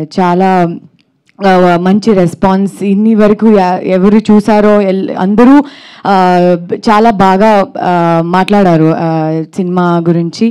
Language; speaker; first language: Telugu; non-native, learner; Kannada